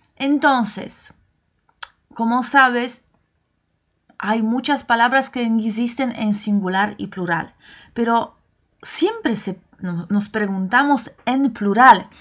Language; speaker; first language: Spanish; non-native, fluent; Polish